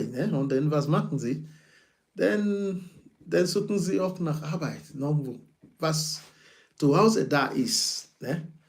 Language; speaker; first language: German; non-native, fluent; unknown